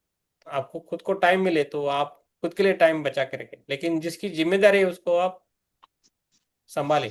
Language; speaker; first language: Hindi; native; Hindi